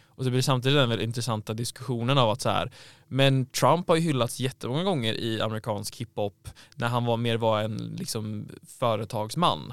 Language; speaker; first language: Swedish; native; Swedish